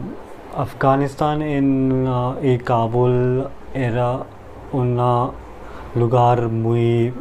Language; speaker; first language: Spanish; non-native, learner; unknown